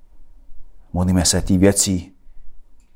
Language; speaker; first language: Czech; non-native, fluent; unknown